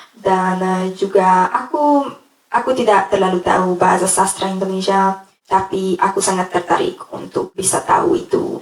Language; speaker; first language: Indonesian; non-native, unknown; Hungarian